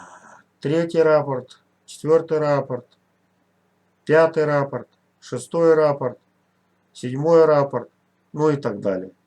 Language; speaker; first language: Russian; native; Russian